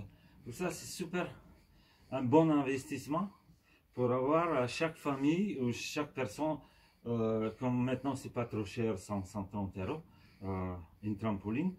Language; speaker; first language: French; non-native, fluent; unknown